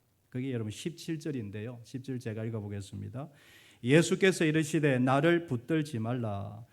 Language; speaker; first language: Korean; native; Korean